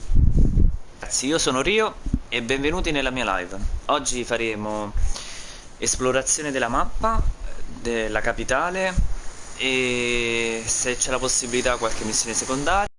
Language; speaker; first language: Italian; native; Italian